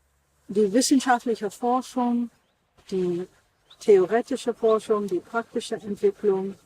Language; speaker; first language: German; non-native, fluent; English